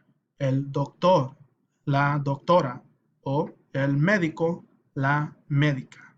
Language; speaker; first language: Spanish; non-native, fluent; English